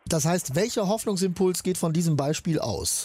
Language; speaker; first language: German; native; German